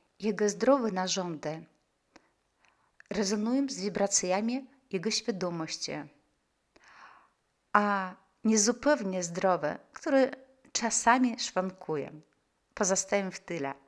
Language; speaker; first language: Polish; non-native, fluent; Russian